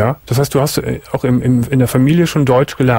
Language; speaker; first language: German; native; German